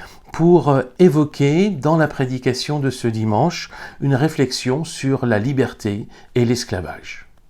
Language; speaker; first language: French; native; French